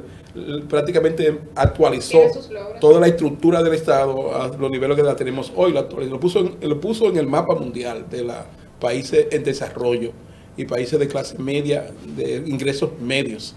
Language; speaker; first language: Spanish; native; Spanish